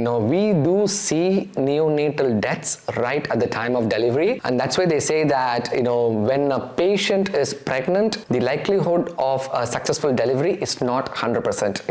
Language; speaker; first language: English; non-native, local second language; Tamil